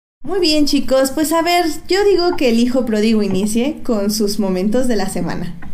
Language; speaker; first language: Spanish; native; Spanish